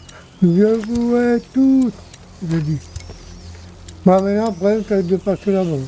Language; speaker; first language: French; native; French